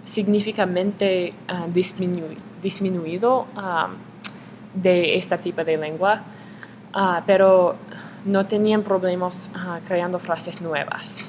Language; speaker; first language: Spanish; non-native, learner; English